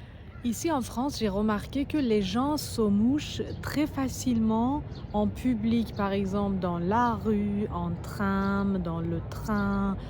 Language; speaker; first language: French; non-native, fluent; Persian